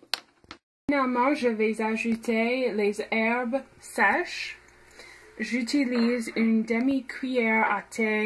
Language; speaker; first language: French; non-native, fluent; English